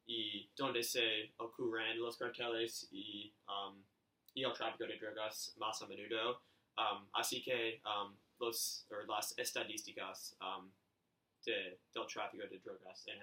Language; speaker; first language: Spanish; non-native, learner; English